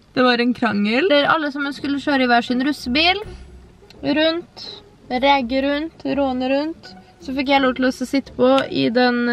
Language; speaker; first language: Norwegian; native; Norwegian